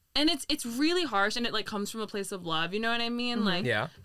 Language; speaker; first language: English; native; English